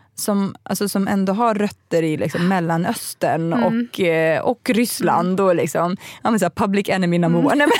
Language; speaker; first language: Swedish; early bilingual, other home language; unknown